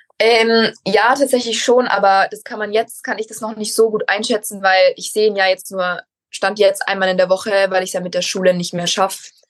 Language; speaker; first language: German; native; German